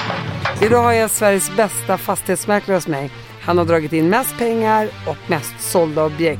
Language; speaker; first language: Swedish; native; Swedish